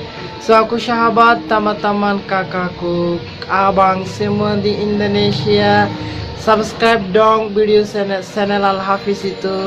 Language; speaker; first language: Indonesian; non-native, learner; Bangla